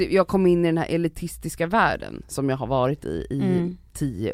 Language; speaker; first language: Swedish; native; Swedish